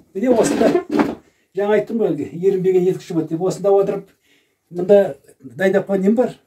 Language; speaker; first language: Kazakh; native; Kazakh